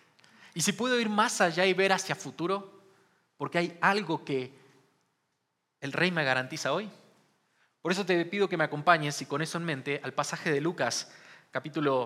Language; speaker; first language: Spanish; native; Spanish